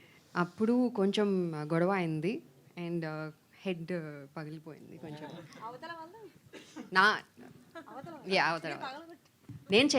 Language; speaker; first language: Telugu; non-native, fluent; Tamil